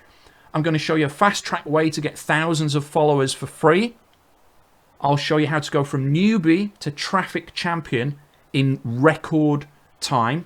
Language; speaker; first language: English; native; English